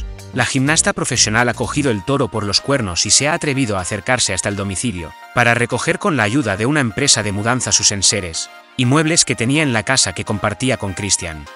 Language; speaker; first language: Spanish; native; Spanish